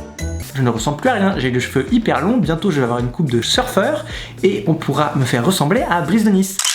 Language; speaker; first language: French; native; French